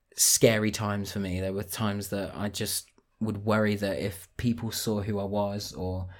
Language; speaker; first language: English; native; English